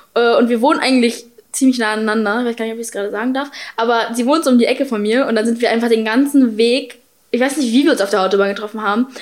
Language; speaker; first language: German; native; German